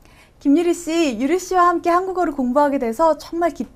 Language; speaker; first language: Korean; native; Korean